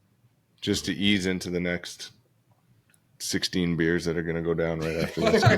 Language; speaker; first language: English; native; English